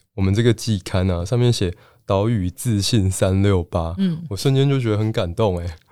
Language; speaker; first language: Chinese; native; Chinese